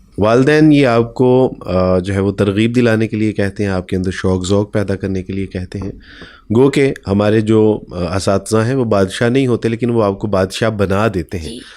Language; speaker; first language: Urdu; native; Urdu